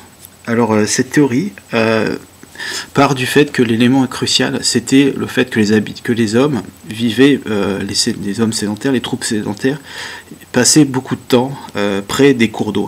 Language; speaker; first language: French; native; French